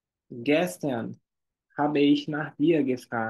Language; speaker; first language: German; non-native, fluent; Portuguese